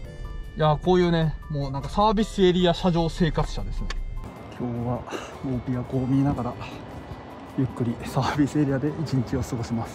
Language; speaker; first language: Japanese; native; Japanese